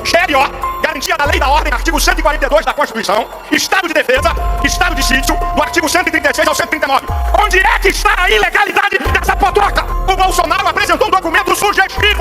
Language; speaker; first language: Portuguese; native; Portuguese